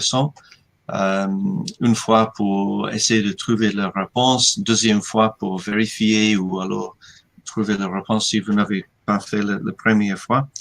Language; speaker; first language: French; non-native, fluent; English